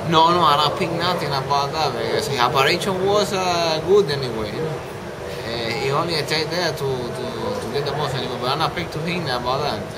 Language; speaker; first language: English; non-native, learner; Spanish